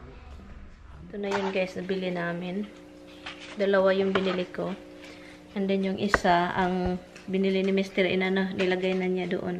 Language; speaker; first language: Filipino; native; Filipino